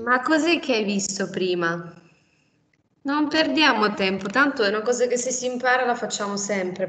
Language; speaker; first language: Italian; native; Italian